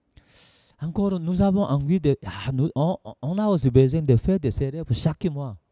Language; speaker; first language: French; non-native, learner; Korean